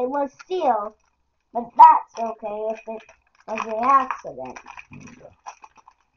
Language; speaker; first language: English; native; English